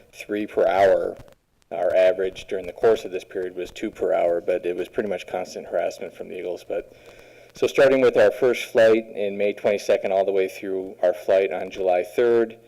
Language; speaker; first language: English; native; English